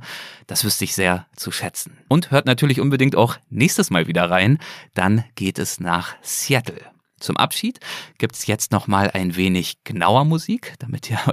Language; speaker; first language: German; native; German